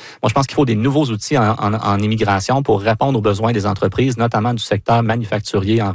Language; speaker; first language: French; native; French